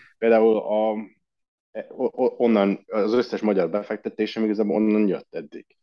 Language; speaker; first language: Hungarian; early bilingual, heritage; Hungarian